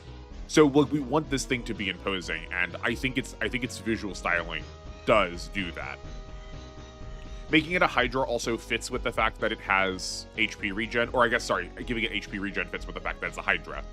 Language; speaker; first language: English; native; English